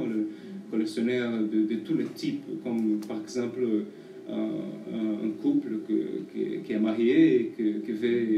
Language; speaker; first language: French; non-native, fluent; Portuguese